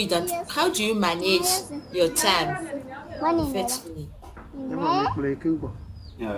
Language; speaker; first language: English; non-native, learner; French